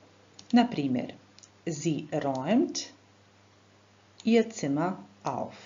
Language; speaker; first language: German; non-native, fluent; Croatian